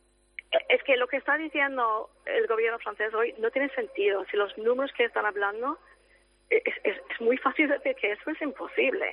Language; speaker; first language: Spanish; non-native, fluent; English